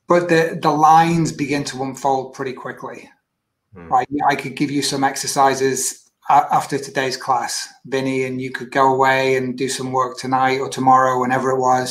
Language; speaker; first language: English; native; English